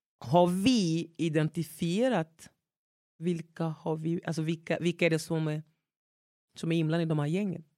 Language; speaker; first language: Swedish; non-native, fluent; French